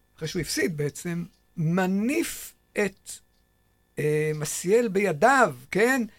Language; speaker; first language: Hebrew; native; Hebrew